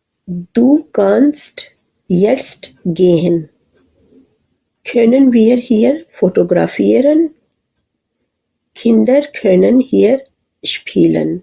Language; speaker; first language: German; non-native, fluent; Urdu